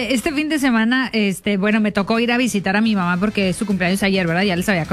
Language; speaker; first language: Spanish; native; Spanish